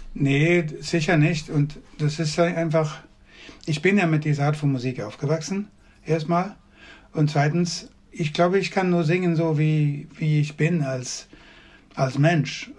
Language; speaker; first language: German; non-native, fluent; Swedish